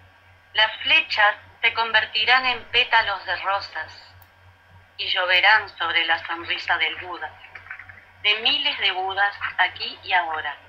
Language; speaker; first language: Spanish; native; Spanish